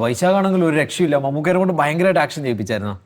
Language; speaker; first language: Malayalam; native; Malayalam